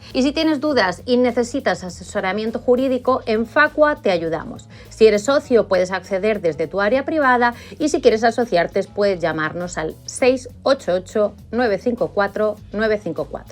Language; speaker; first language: Spanish; native; Spanish